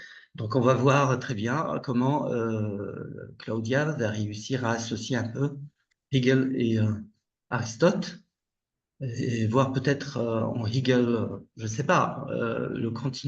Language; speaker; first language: French; non-native, local second language; Arabic